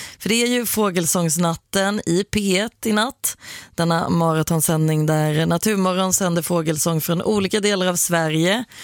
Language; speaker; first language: Swedish; native; Swedish